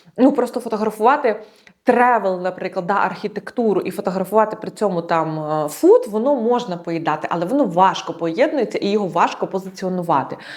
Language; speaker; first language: Ukrainian; non-native, local second language; Russian